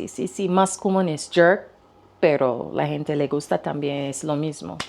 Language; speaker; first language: Spanish; non-native, learner; English